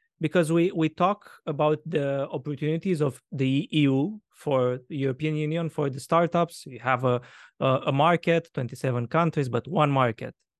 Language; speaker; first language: English; non-native, fluent; Romanian